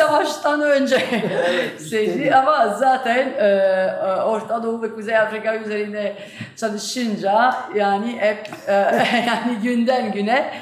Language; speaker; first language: Turkish; non-native, fluent; Italian